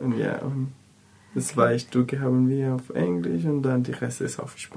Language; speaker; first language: German; non-native, learner; Spanish